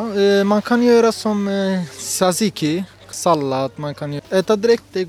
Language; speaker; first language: Swedish; non-native, learner; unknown